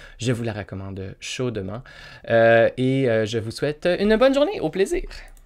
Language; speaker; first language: French; native; French